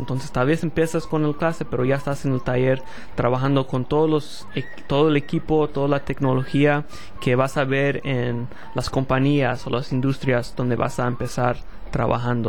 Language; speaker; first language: Spanish; early bilingual, heritage; Spanish